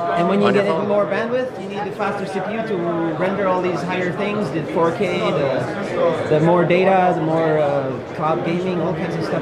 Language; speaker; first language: English; non-native, fluent; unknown